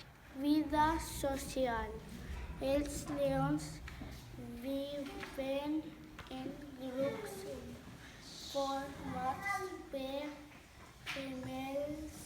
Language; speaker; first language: Catalan; non-native, local second language; Spanish